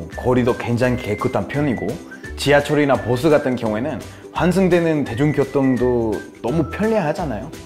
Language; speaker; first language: Korean; non-native, fluent; Spanish